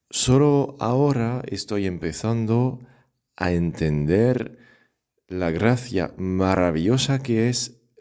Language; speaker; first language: Spanish; non-native, fluent; French